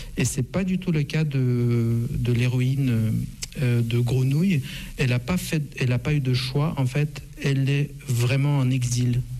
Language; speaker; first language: French; non-native, fluent; Russian